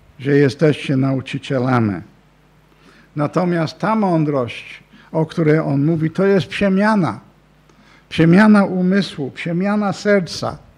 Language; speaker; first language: Polish; non-native, fluent; English